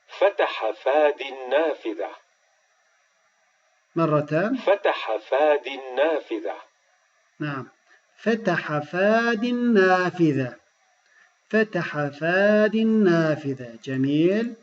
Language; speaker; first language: Arabic; non-native, fluent; Turkish